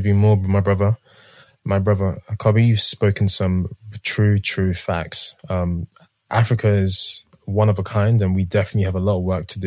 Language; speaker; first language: English; native; English